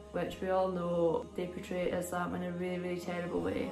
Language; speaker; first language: English; native; English